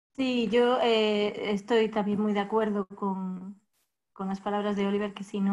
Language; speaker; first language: Spanish; native; Spanish